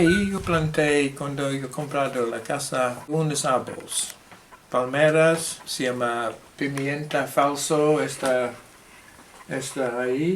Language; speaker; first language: Spanish; non-native, learner; English